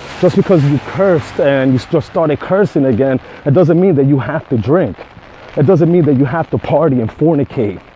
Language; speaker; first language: English; native; English